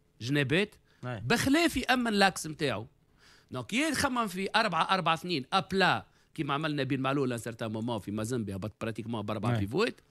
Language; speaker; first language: Arabic; native; Arabic